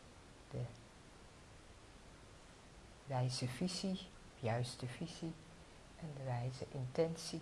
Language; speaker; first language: Dutch; native; Dutch